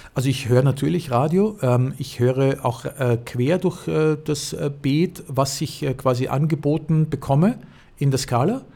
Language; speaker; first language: German; native; German